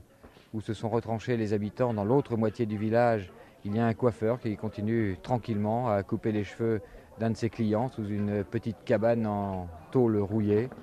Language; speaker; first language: French; native; French